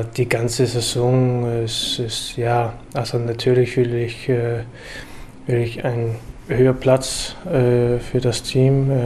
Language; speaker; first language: German; non-native, learner; Danish